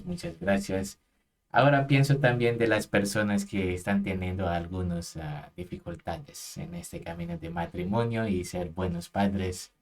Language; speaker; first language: Spanish; non-native, fluent; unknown